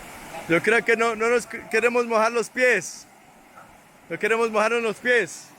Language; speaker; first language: Spanish; early bilingual, heritage; English